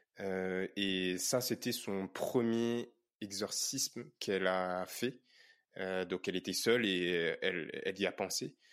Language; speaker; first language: French; native; French